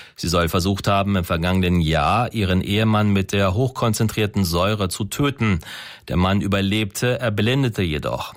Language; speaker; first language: German; native; German